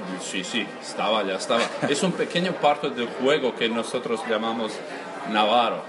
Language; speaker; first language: Spanish; non-native, learner; Croatian